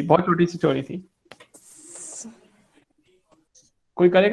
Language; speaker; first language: Hindi; native; Hindi